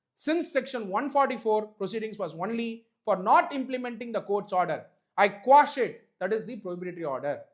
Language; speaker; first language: English; non-native, local second language; Tamil